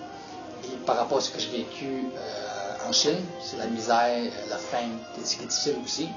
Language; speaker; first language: French; early bilingual, other home language; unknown